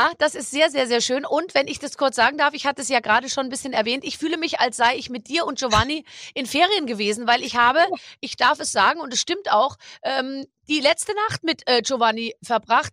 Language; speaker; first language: German; native; German